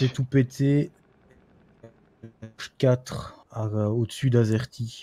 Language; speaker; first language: French; native; French